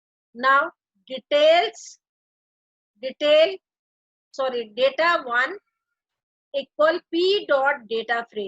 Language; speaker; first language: English; non-native, local second language; Hindi